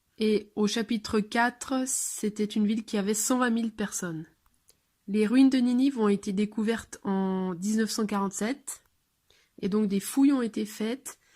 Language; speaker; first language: French; non-native, fluent; English